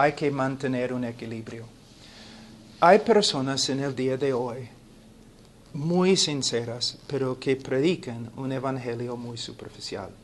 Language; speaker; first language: Spanish; non-native, fluent; English